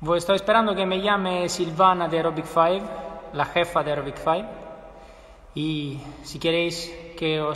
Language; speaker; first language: Spanish; non-native, fluent; Italian